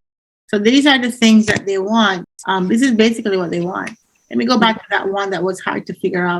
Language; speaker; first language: English; native; English